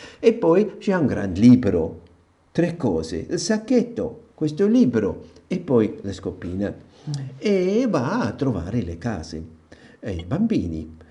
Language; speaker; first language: Italian; non-native, fluent; German